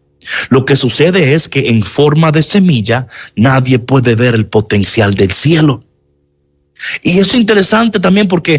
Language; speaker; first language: Spanish; native; Spanish